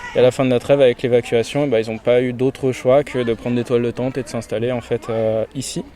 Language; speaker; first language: French; native; French